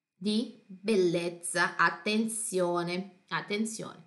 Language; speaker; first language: Italian; non-native, fluent; Portuguese